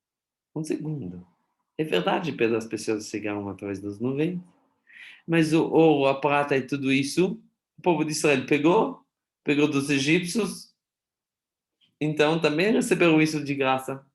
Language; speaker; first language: Portuguese; non-native, fluent; Hebrew